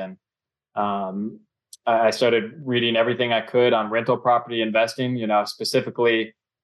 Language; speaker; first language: English; native; English